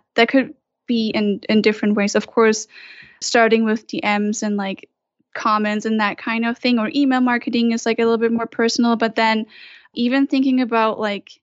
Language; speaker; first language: English; non-native, fluent; German